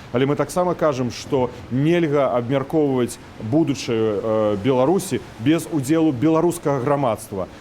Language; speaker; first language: Belarusian; native; Belarusian